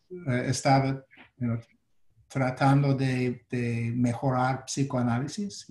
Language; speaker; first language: Spanish; non-native, fluent; English